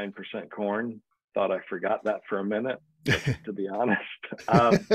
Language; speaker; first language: English; native; English